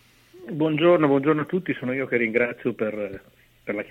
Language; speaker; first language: Italian; native; Italian